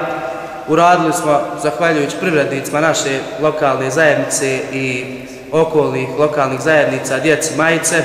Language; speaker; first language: Croatian; native; Croatian